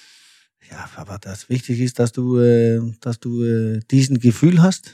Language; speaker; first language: German; non-native, fluent; Danish